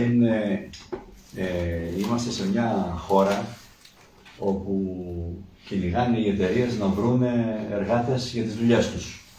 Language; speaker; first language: Greek; native; Greek